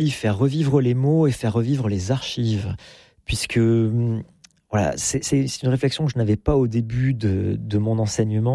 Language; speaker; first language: French; native; French